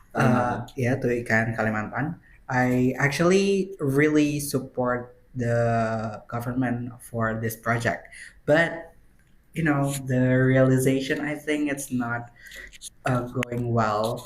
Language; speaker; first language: English; non-native, learner; Indonesian